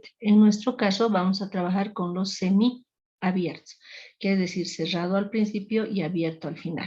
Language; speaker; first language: Spanish; native; Spanish